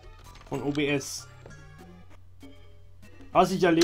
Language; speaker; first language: German; native; German